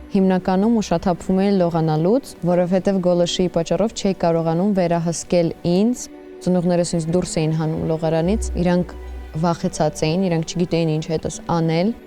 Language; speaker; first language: Armenian; early bilingual, heritage; Armenian